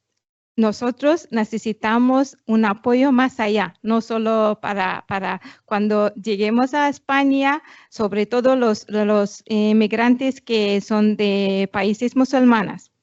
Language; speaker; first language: Spanish; non-native, fluent; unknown